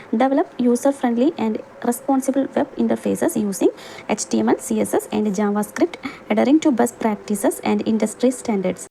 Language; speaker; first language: English; non-native, local second language; Malayalam